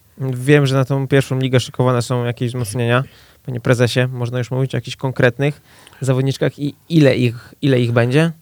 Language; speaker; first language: Polish; native; Polish